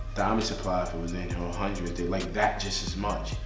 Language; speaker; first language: English; native; English